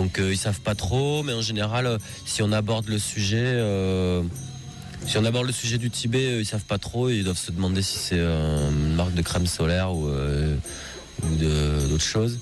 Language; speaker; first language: French; native; French